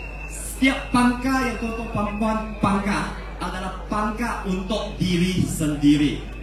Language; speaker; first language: Malay; non-native, local second language; Chinese